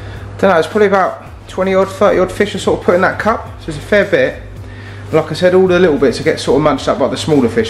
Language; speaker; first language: English; native; English